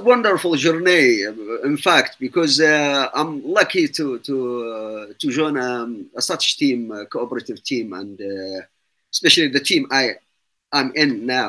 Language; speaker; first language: English; non-native, fluent; Arabic